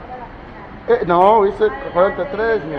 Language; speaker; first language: Spanish; non-native, learner; English